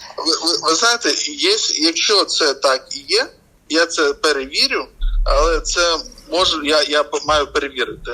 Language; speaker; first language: Ukrainian; non-native, local second language; Russian